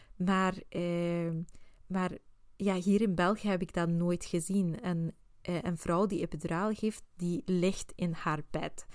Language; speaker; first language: Dutch; non-native, fluent; Swedish